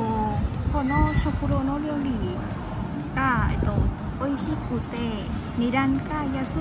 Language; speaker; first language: Japanese; non-native, learner; Thai